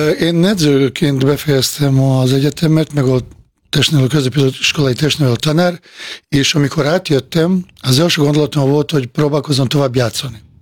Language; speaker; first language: Hungarian; non-native, fluent; Bosnian